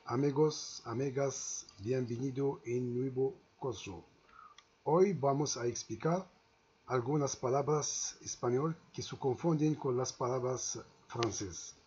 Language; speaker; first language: Spanish; non-native, learner; Arabic